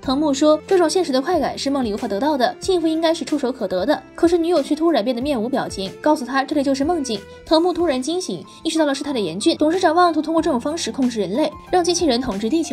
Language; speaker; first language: Chinese; native; Chinese